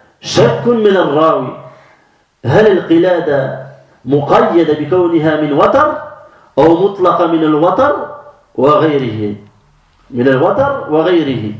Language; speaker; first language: Arabic; non-native, fluent; French